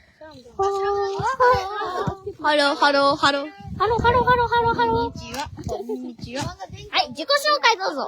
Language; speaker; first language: Japanese; native; Japanese